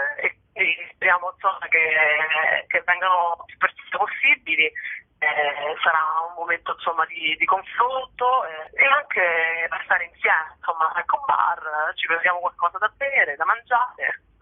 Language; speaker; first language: Italian; native; Italian